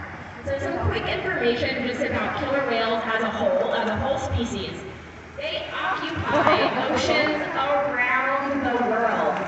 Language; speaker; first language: English; native; English